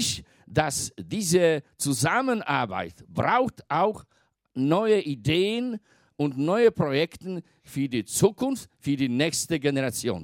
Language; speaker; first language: German; non-native, fluent; Polish